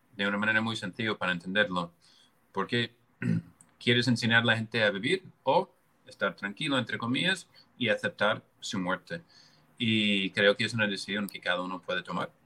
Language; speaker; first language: Spanish; non-native, fluent; English